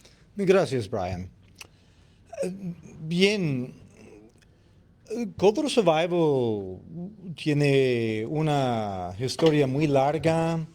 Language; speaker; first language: Spanish; non-native, fluent; English